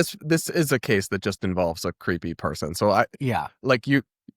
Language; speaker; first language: English; native; English